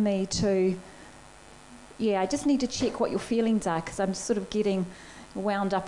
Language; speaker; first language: English; native; English